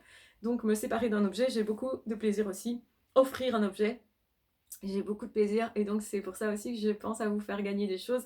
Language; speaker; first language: French; native; French